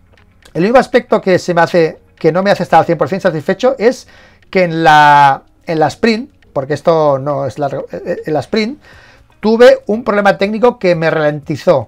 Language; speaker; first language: Spanish; native; Spanish